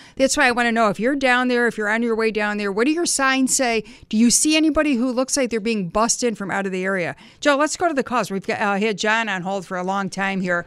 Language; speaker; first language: English; early bilingual, other home language; Italian